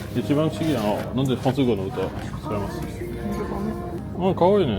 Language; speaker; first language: Japanese; non-native, fluent; French